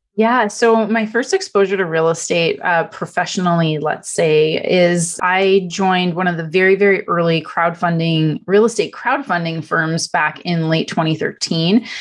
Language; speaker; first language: English; non-native, fluent; Italian